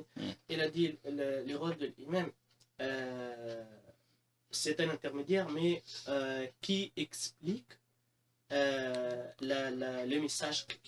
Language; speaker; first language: French; non-native, local second language; Arabic